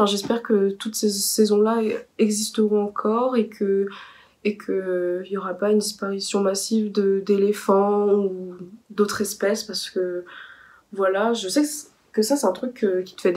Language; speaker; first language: French; native; French